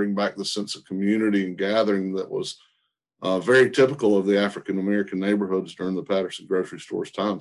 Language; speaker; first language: English; native; English